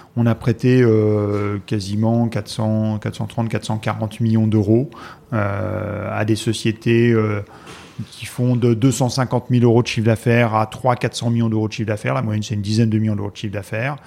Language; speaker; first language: French; native; French